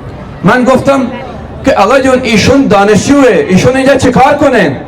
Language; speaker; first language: Persian; non-native, fluent; Urdu